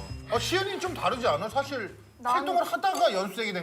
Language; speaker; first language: Korean; native; Korean